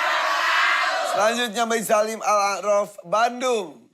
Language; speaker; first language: Indonesian; native; Indonesian